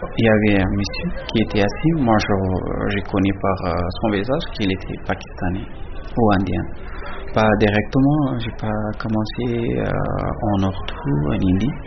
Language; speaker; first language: French; non-native, learner; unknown